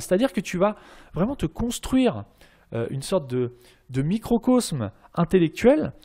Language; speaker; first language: French; native; French